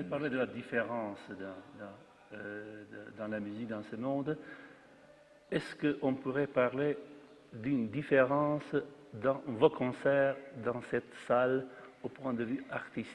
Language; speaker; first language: French; non-native, fluent; Macedonian